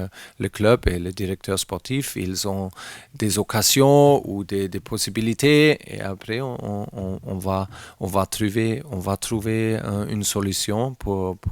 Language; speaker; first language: French; non-native, learner; German